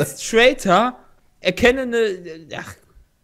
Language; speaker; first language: German; native; German